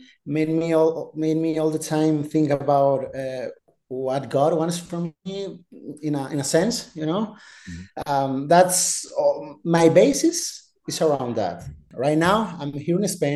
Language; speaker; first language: English; non-native, fluent; Spanish